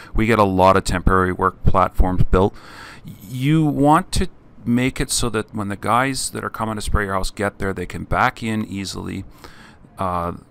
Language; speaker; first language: English; native; English